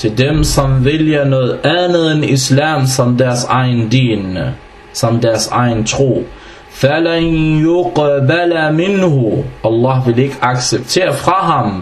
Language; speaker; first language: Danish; non-native, fluent; Arabic